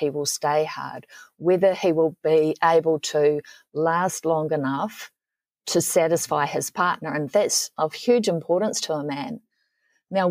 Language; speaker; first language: English; native; English